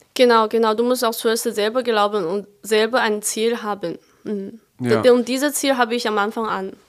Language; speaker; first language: German; non-native, fluent; Chinese